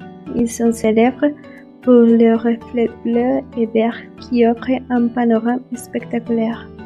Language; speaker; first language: French; non-native, learner; Portuguese